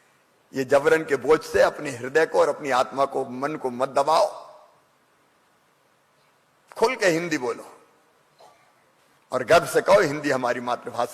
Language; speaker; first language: Hindi; native; Hindi